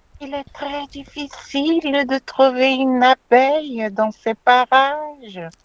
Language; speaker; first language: French; non-native, fluent; Portuguese